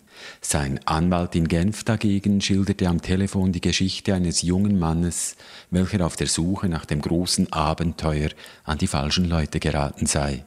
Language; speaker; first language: German; native; German